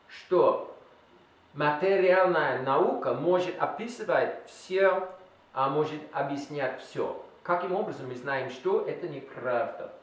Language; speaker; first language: Russian; non-native, learner; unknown